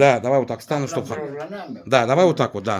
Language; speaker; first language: Russian; native; Russian